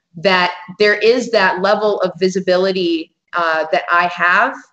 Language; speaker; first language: English; native; English